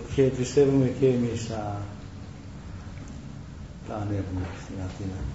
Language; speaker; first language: Greek; non-native, learner; Romanian